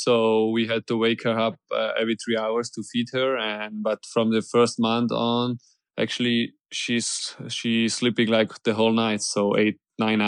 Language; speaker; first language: English; non-native, fluent; German